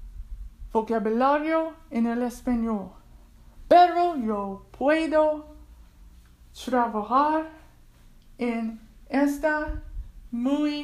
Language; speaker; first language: Spanish; non-native, learner; English